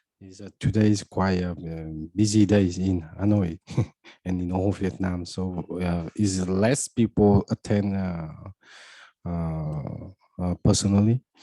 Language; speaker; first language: English; non-native, fluent; Vietnamese